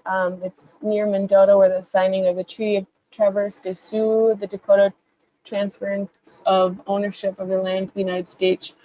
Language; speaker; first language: English; native; English